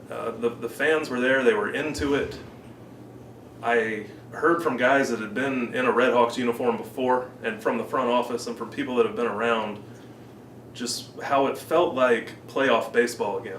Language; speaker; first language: English; native; English